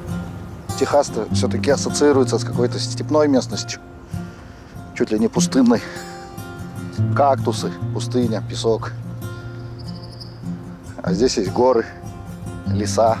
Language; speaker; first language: Russian; native; Russian